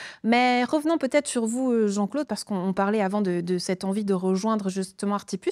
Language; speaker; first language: French; native; French